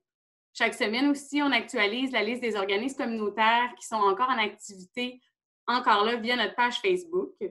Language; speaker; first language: French; native; French